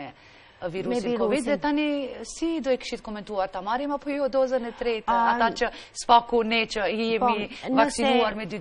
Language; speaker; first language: Albanian; native; Albanian